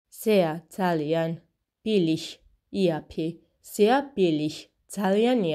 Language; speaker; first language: German; non-native, fluent; Georgian